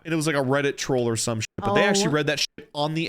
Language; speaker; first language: English; native; English